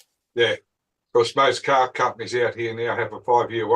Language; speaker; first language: English; native; English